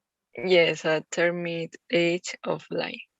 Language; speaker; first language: English; non-native, learner; Spanish